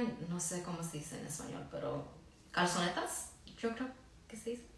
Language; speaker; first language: Spanish; early bilingual, heritage; Spanish